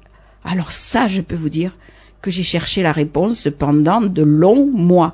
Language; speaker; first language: French; native; French